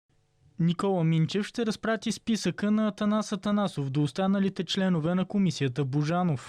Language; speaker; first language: Bulgarian; native; Bulgarian